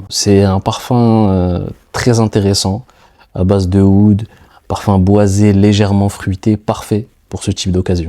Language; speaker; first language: French; native; French